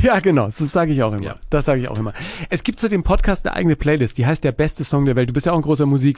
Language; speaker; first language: German; native; German